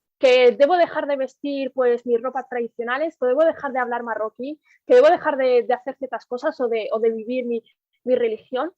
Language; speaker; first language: Spanish; early bilingual, other home language; Arabic